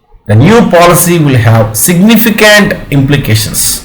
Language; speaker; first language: English; non-native, local second language; Telugu